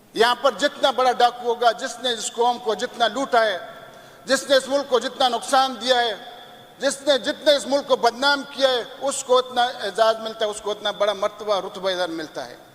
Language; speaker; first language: Urdu; non-native, local second language; Pashto